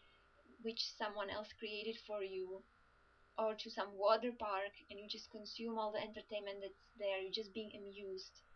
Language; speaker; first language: English; non-native, fluent; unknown